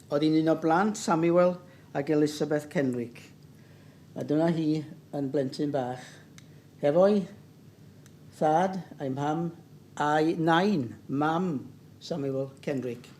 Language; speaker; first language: Welsh; native; Welsh